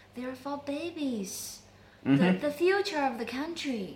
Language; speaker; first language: English; non-native, learner; Chinese